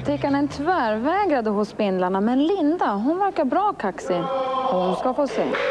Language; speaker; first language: Swedish; native; Swedish